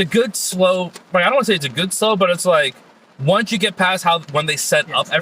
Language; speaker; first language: English; native; English